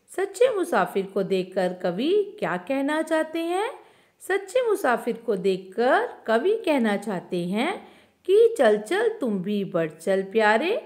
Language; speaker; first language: Hindi; non-native, local second language; Kannada